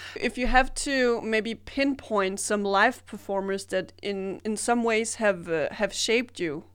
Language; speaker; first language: English; non-native, fluent; Danish